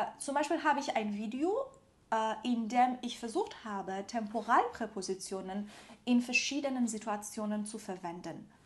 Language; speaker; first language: German; non-native, fluent; Persian